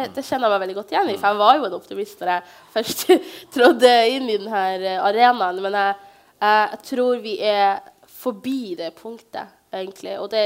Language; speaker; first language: Norwegian; early bilingual, other home language; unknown